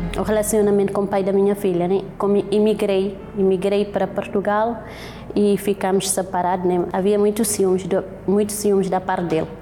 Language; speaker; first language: Portuguese; non-native, local second language; Kabuverdianu